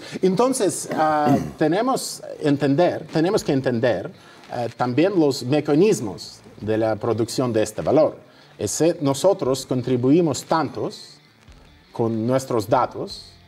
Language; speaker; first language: Spanish; non-native, fluent; Russian